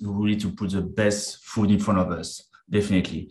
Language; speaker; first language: English; non-native, fluent; French